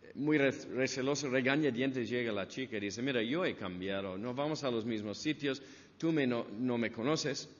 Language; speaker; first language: Spanish; non-native, fluent; English